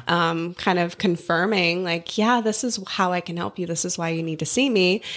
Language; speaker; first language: English; native; English